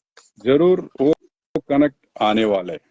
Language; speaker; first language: Hindi; non-native, local second language; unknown